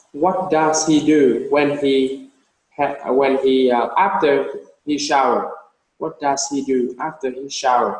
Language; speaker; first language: English; non-native, learner; Vietnamese